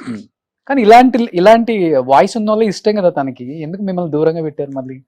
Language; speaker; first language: Telugu; native; Telugu